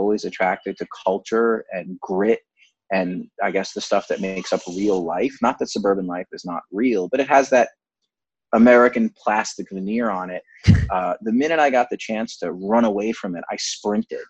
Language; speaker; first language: English; native; English